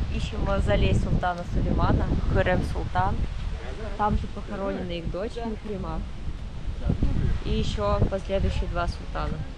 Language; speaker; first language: Russian; native; Russian